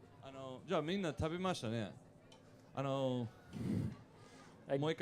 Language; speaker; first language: Japanese; non-native, learner; English